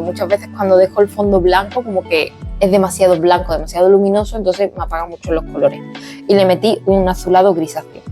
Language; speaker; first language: Spanish; native; Spanish